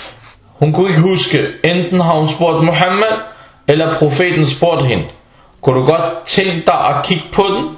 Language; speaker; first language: Danish; early bilingual, other home language; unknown